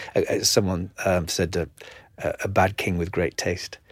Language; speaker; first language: English; native; English